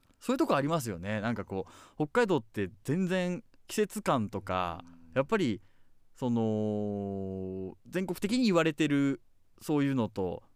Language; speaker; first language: Japanese; native; Japanese